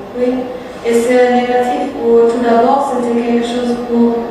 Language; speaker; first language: French; non-native, fluent; German